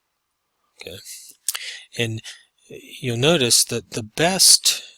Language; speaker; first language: English; native; English